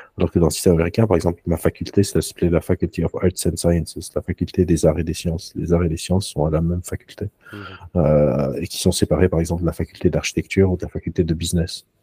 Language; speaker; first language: French; non-native, local second language; Arabic